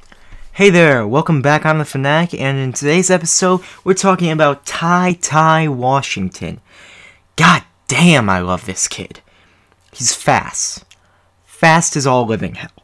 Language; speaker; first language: English; native; English